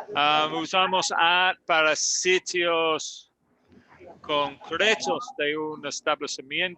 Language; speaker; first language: Spanish; non-native, learner; English